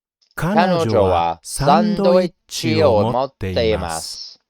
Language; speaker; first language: Japanese; non-native, learner; English